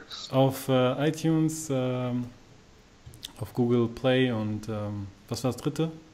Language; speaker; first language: German; native; German